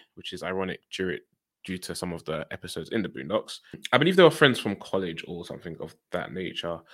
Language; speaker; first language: English; native; English